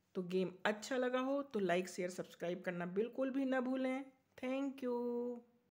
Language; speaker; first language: Hindi; native; Hindi